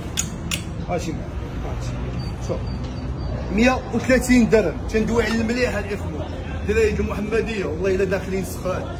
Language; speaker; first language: Arabic; native; Arabic